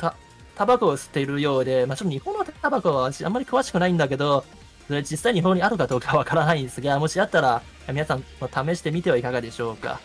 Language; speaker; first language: Japanese; native; Japanese